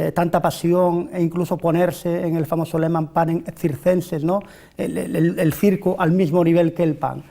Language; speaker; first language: Spanish; native; Spanish